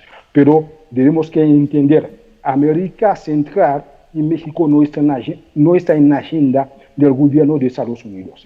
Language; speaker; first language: Spanish; non-native, fluent; Haitian Creole